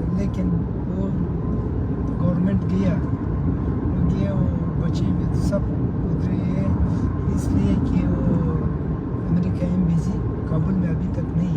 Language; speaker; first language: Hindi; non-native, learner; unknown